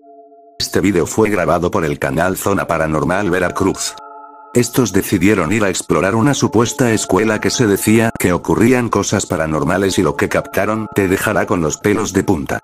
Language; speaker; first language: Spanish; native; Spanish